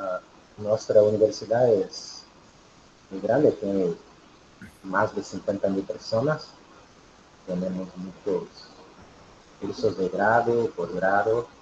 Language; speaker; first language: Spanish; non-native, learner; Portuguese